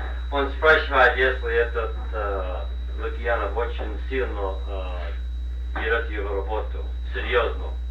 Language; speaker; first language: Russian; non-native, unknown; English